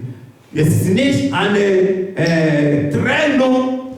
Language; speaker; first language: German; non-native, learner; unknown